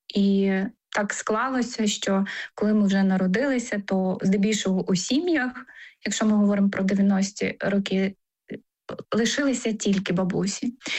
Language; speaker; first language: Ukrainian; non-native, local second language; Crimean Tatar